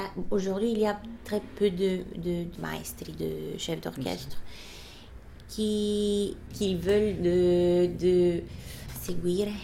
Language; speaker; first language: French; non-native, fluent; Bulgarian